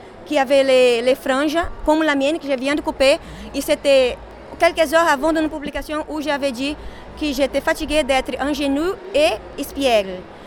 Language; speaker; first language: French; non-native, fluent; Portuguese